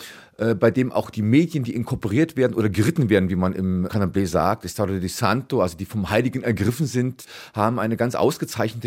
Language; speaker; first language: German; native; German